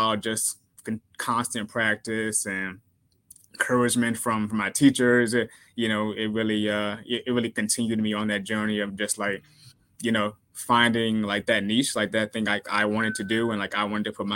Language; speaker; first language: English; native; English